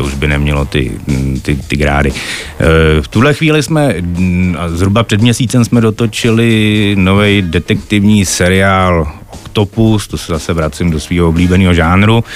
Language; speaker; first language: Czech; native; Czech